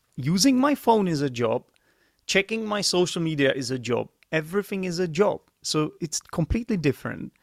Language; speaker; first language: English; non-native, fluent; Czech